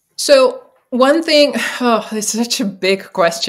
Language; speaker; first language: English; non-native, fluent; Czech